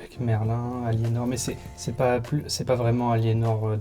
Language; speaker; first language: French; native; French